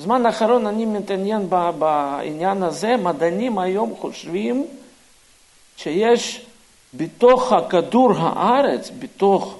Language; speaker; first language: Hebrew; non-native, fluent; Russian